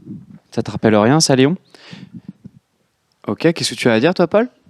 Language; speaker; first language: French; native; French